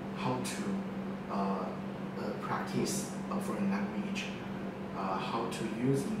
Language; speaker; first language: English; non-native, learner; Chinese